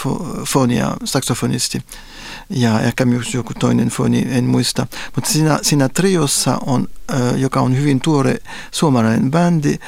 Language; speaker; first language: Finnish; non-native, fluent; French